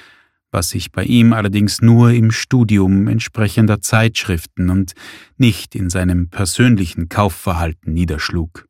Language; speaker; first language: German; native; German